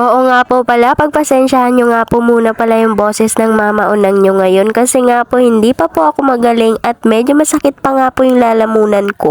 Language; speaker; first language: Filipino; native; Filipino